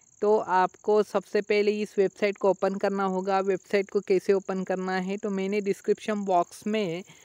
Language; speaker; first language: Hindi; non-native, local second language; Marathi